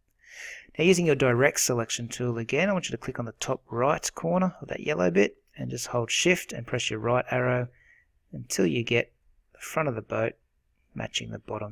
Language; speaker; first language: English; native; English